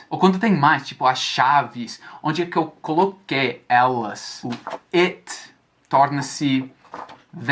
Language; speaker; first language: Portuguese; non-native, fluent; English